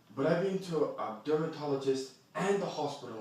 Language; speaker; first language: English; native; English